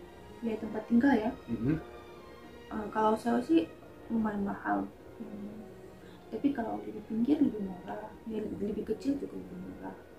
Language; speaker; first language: Indonesian; non-native, fluent; Russian